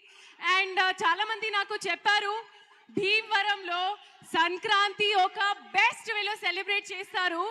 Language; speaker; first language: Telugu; non-native, learner; Hindi